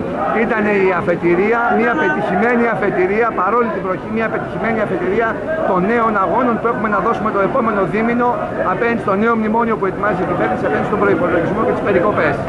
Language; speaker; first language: Greek; native; Greek